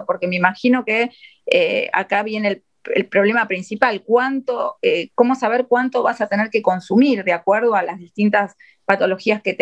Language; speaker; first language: Spanish; native; Spanish